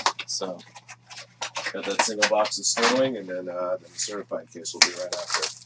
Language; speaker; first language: English; native; English